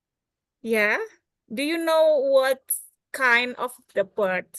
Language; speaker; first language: English; non-native, learner; Indonesian